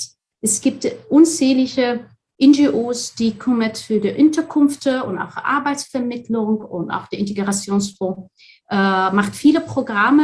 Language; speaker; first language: German; non-native, fluent; Arabic